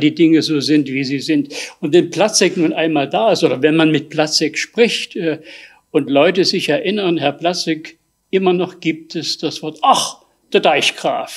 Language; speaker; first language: German; native; German